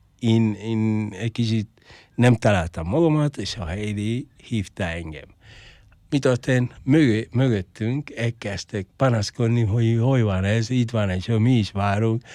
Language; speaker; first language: Hungarian; non-native, learner; Spanish